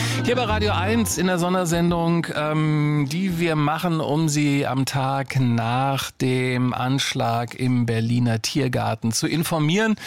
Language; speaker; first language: German; native; German